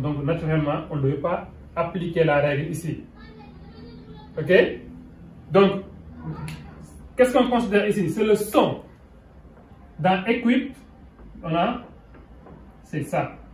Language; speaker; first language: French; non-native, local second language; Wolof